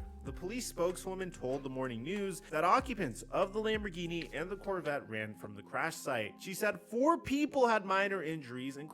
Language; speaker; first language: English; native; English